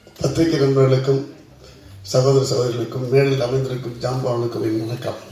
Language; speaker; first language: Tamil; native; Tamil